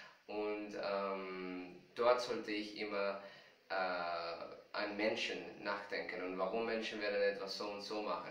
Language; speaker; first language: German; non-native, fluent; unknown